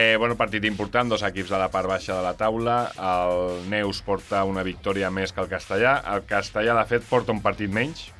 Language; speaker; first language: Catalan; native; Catalan